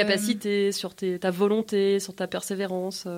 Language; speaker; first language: French; native; French